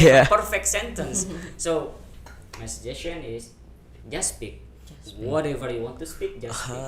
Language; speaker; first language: English; non-native, fluent; Indonesian